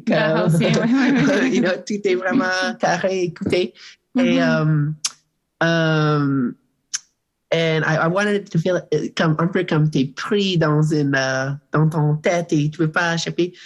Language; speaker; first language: French; non-native, learner; English